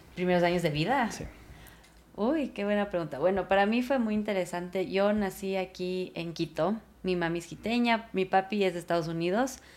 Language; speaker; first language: Spanish; native; Spanish